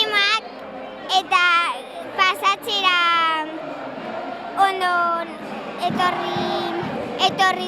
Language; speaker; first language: Basque; non-native, local second language; Spanish